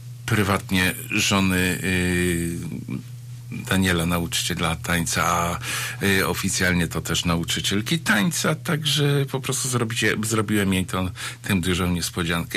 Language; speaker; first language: Polish; native; Polish